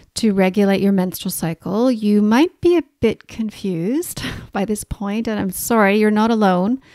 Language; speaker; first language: English; native; English